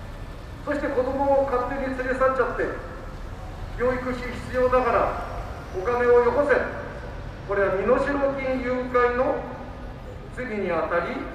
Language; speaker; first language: Japanese; native; Japanese